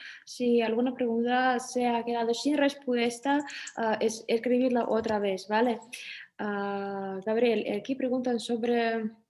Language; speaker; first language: Spanish; non-native, fluent; Russian